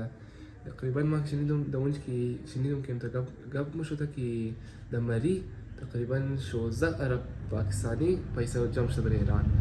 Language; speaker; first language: Persian; early bilingual, heritage; Persian